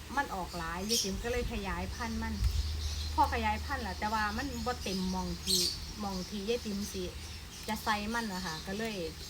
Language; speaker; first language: Thai; non-native, local second language; Northeastern Thai